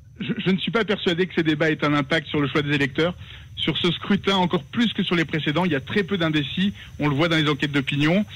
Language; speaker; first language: French; native; French